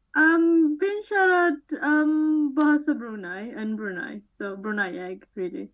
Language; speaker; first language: Welsh; non-native, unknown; Malay